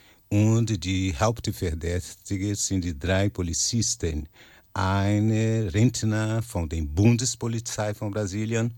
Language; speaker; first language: German; non-native, fluent; Portuguese